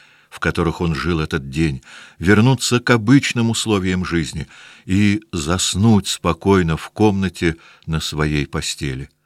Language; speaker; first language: Russian; native; Russian